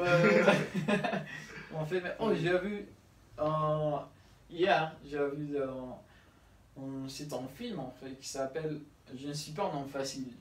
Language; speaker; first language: French; non-native, learner; Spanish